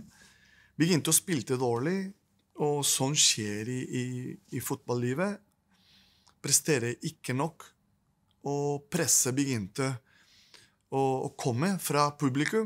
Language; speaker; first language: Norwegian; non-native, fluent; Spanish